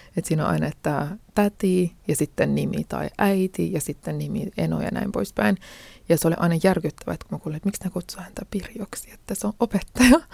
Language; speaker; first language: Finnish; early bilingual, other home language; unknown